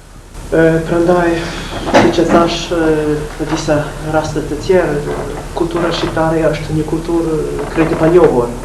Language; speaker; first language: Albanian; non-native, fluent; English